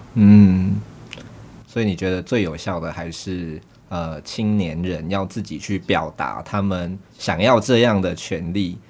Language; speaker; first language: Chinese; native; Chinese